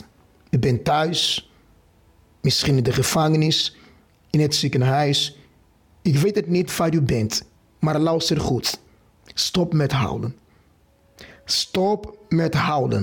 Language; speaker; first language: Dutch; non-native, fluent; Portuguese